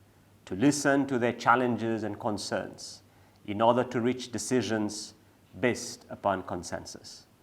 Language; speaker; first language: English; non-native, local second language; Seselwa Creole French